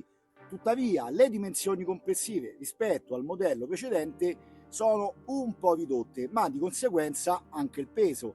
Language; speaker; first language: Italian; native; Italian